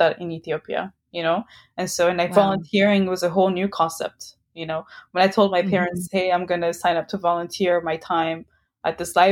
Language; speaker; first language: English; non-native, fluent; Amharic